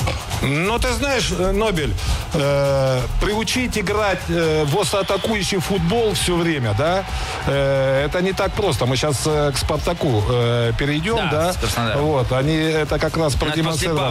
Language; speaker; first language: Russian; native; Russian